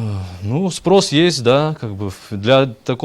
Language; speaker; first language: Russian; native; Russian